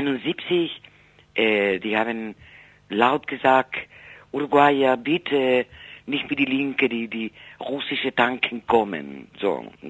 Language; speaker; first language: German; non-native, fluent; Spanish